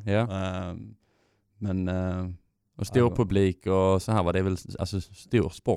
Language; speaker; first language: Swedish; native; Swedish